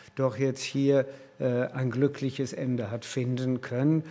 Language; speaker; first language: German; native; German